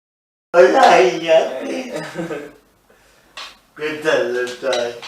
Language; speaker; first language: Spanish; non-native, local second language; Basque